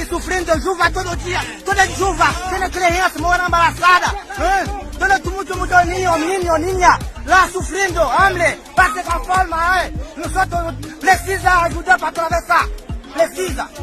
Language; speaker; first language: Portuguese; non-native, learner; Haitian Creole